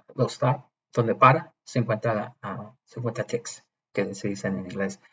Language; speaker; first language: Spanish; early bilingual, heritage; Spanish